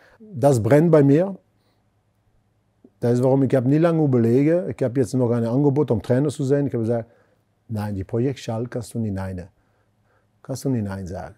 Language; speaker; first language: German; non-native, fluent; French